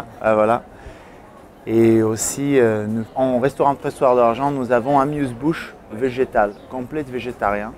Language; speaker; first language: French; non-native, learner; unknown